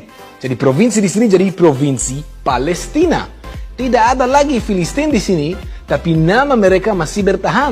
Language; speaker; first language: Indonesian; non-native, fluent; Hebrew